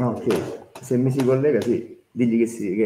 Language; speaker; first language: Italian; native; Italian